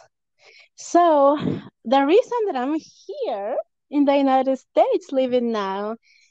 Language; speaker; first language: English; non-native, fluent; Spanish